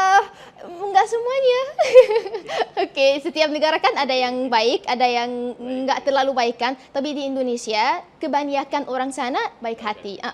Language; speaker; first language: Indonesian; non-native, fluent; Arabic